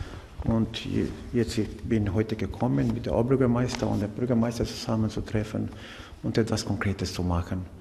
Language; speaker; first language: German; non-native, learner; Macedonian